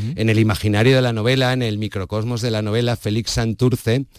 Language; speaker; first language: Spanish; native; Spanish